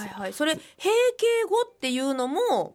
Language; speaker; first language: Japanese; native; Japanese